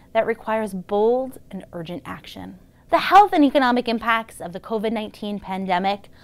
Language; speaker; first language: English; native; English